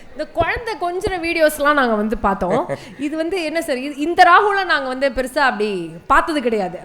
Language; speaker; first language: Tamil; native; Tamil